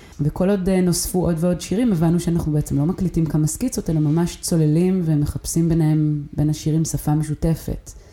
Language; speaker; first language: Hebrew; early bilingual, other home language; English